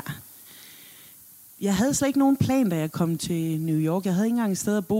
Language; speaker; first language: Danish; native; Danish